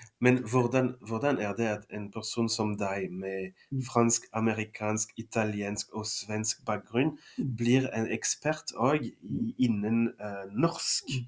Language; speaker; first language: Norwegian; non-native, fluent; French